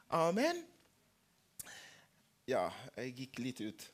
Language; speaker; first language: Norwegian; non-native, fluent; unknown